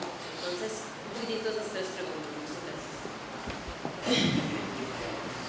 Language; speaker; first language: Spanish; native; Spanish